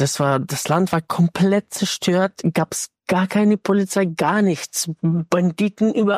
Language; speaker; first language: German; non-native, fluent; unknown